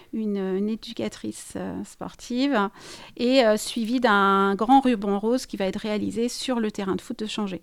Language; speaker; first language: French; native; French